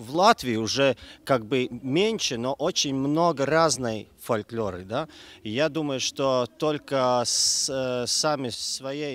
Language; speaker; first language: Russian; non-native, local second language; Latvian